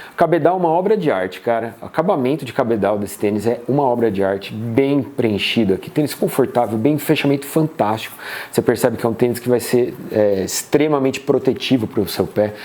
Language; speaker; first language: Portuguese; native; Portuguese